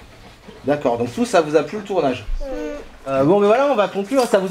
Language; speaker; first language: French; native; French